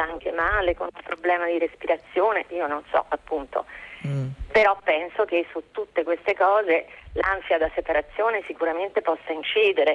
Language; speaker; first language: Italian; native; Italian